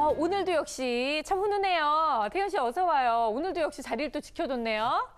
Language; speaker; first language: Korean; native; Korean